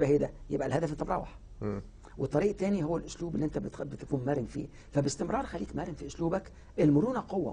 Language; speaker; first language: Arabic; native; Arabic